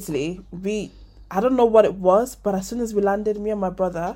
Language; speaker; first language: English; native; English